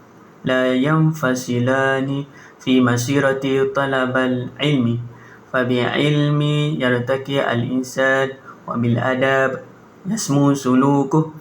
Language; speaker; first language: Arabic; non-native, learner; Malay